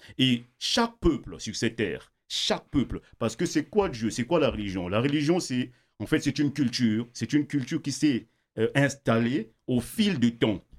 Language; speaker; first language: French; non-native, local second language; Kongo